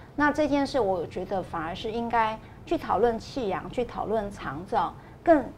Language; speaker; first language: Chinese; non-native, local second language; Min Nan Chinese